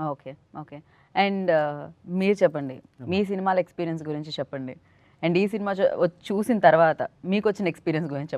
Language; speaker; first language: Telugu; native; Telugu